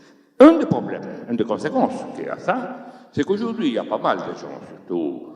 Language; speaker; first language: French; non-native, fluent; Spanish